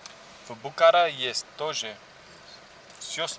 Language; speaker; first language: Russian; non-native, learner; English